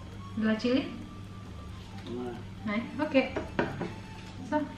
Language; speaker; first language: Swedish; non-native, learner; Indonesian